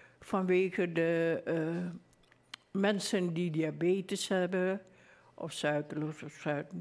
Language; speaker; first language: Dutch; early bilingual, other home language; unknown